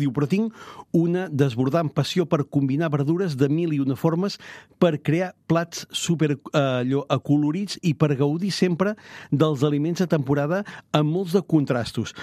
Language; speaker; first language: Catalan; native; Catalan